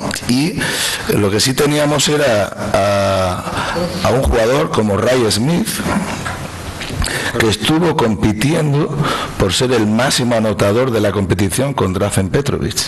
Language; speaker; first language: Spanish; native; Spanish